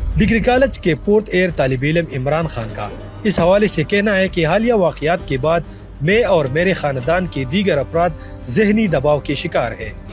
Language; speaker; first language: Urdu; non-native, local second language; Pashto